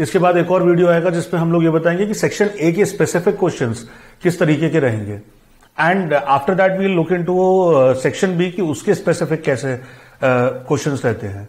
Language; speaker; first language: Hindi; native; Hindi